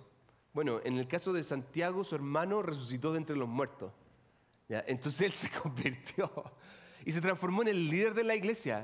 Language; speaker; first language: Spanish; native; Spanish